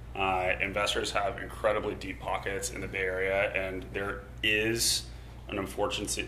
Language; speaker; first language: English; native; English